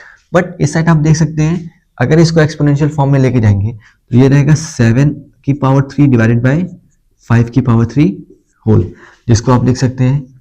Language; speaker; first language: Hindi; native; Hindi